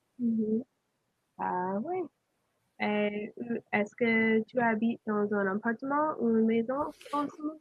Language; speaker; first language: French; non-native, learner; English